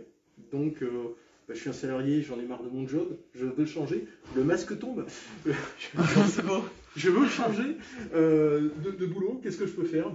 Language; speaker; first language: French; native; French